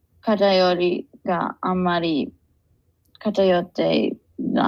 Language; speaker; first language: Japanese; non-native, learner; English